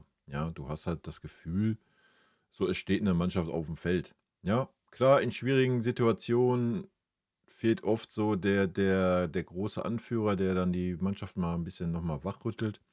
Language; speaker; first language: German; native; German